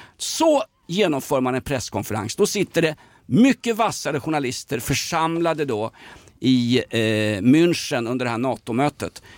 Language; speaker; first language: Swedish; native; Swedish